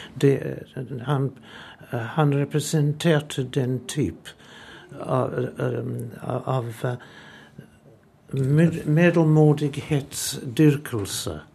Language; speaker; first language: Norwegian; non-native, fluent; English